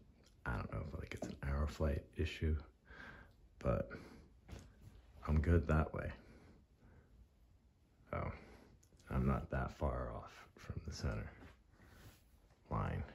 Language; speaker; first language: English; native; English